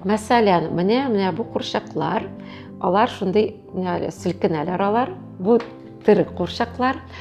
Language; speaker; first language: Tatar; native; Tatar